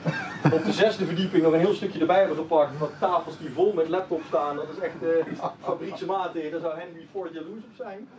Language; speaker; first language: Dutch; native; Dutch